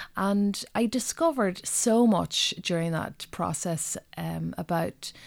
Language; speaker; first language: English; non-native, local second language; Irish